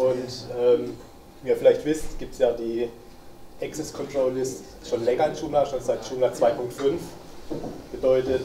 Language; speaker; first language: German; native; German